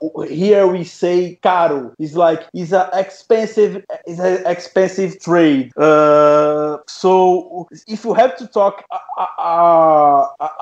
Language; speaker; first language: English; non-native, fluent; Portuguese